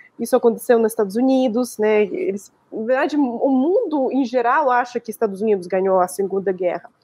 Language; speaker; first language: Portuguese; non-native, fluent; Russian